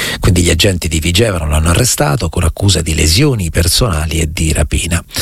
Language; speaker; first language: Italian; native; Italian